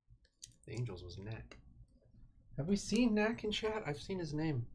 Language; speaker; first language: English; native; English